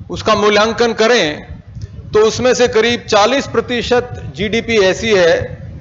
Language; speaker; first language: Hindi; native; Hindi